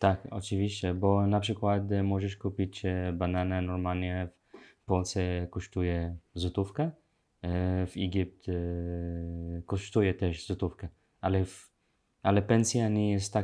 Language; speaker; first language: Polish; non-native, learner; Arabic